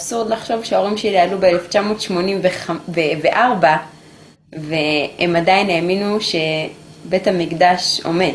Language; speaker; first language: Hebrew; early bilingual, other home language; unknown